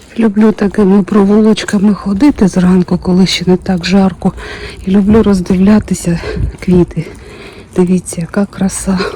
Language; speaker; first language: Ukrainian; non-native, local second language; Russian